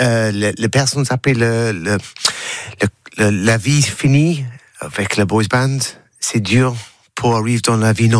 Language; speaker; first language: French; non-native, learner; English